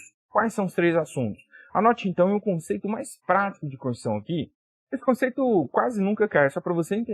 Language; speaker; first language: Portuguese; native; Portuguese